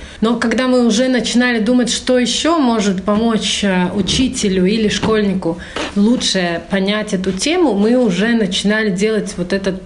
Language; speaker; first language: Russian; non-native, fluent; Latvian